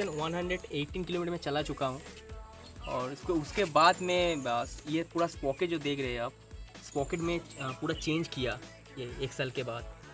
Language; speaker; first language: Hindi; non-native, local second language; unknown